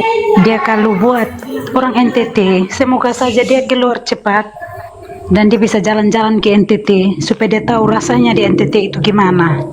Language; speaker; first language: Indonesian; non-native, local second language; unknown